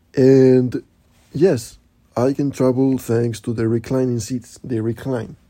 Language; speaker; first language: English; non-native, fluent; Spanish